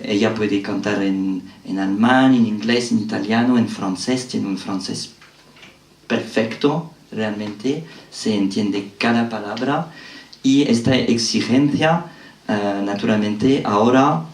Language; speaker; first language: Spanish; non-native, fluent; French